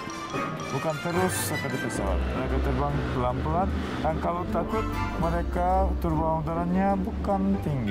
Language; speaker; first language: Indonesian; non-native, fluent; Turkish